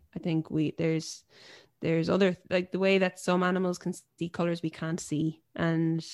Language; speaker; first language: English; native; English